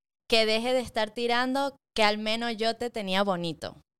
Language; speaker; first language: Spanish; early bilingual, heritage; Spanish